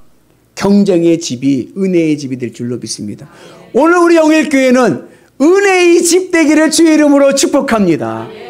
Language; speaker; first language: Korean; native; Korean